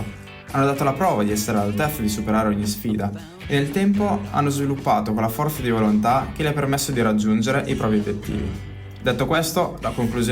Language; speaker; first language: Italian; native; Italian